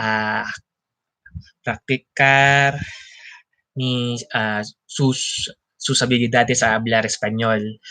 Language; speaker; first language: Spanish; non-native, learner; Filipino